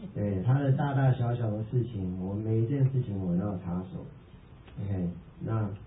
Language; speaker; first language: Chinese; early bilingual, heritage; Chinese